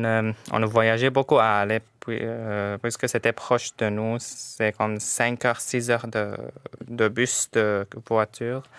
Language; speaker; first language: French; non-native, fluent; Arabic